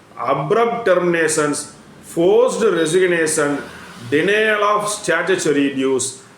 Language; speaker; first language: English; non-native, local second language; Tamil